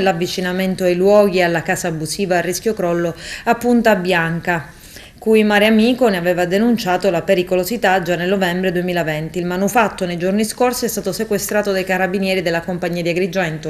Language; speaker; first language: Italian; native; Italian